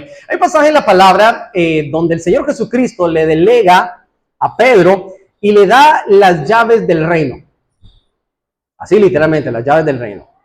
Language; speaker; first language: Spanish; native; Spanish